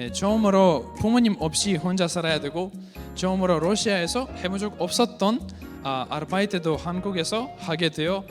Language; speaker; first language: Korean; non-native, fluent; Russian